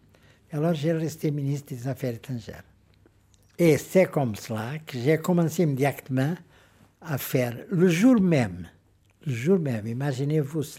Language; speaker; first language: French; non-native, fluent; Portuguese